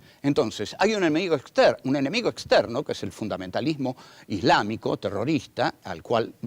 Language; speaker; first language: Spanish; native; Spanish